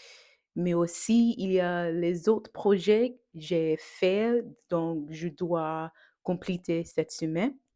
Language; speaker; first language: French; non-native, learner; English